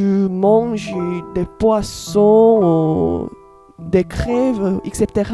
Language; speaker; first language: French; non-native, learner; Korean